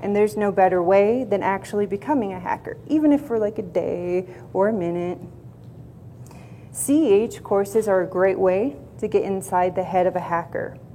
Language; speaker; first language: English; native; English